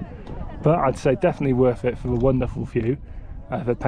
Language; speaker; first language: English; native; English